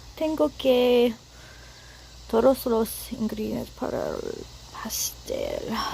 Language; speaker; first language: Spanish; non-native, learner; English